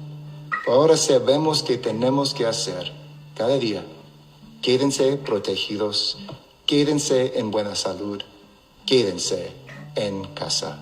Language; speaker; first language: Spanish; non-native, local second language; English